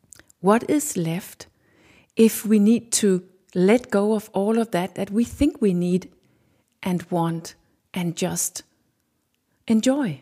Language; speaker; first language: English; non-native, fluent; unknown